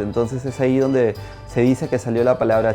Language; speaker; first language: Spanish; native; Spanish